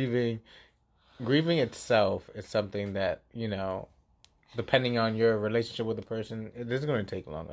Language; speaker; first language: English; native; English